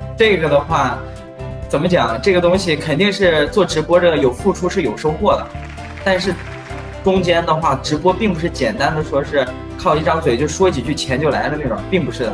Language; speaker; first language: Chinese; native; Chinese